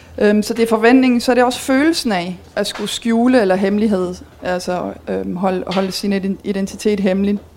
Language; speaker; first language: Danish; early bilingual, heritage; Danish